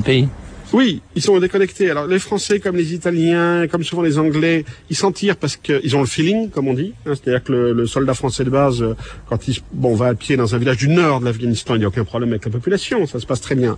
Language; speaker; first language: French; native; French